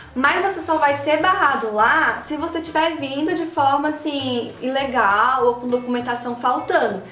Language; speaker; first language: Portuguese; native; Portuguese